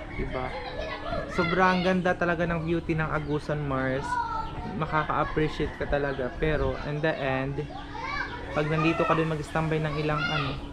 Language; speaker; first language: Filipino; non-native, local second language; Cebuano